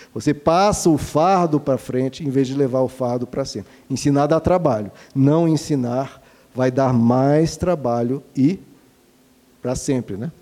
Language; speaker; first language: Portuguese; native; Portuguese